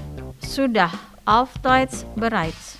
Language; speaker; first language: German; non-native, fluent; Indonesian